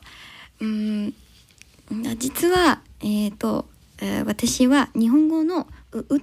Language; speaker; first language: Japanese; non-native, learner; English